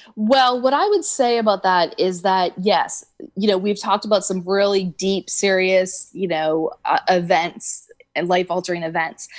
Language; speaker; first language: English; native; English